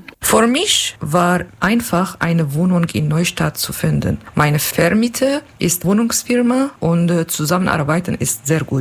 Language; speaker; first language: German; non-native, learner; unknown